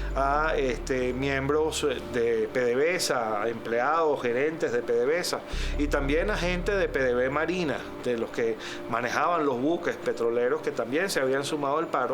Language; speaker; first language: Spanish; native; Spanish